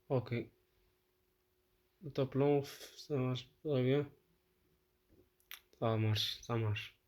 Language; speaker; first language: French; non-native, local second language; Arabic